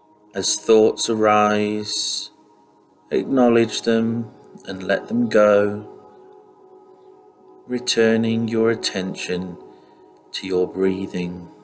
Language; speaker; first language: English; native; English